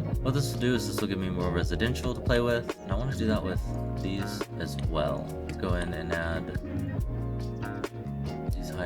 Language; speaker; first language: English; native; English